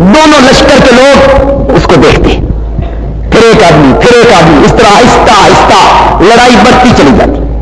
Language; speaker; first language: Urdu; native; Urdu